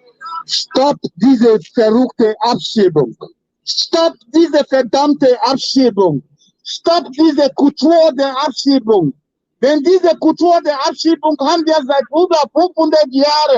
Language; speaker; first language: German; non-native, fluent; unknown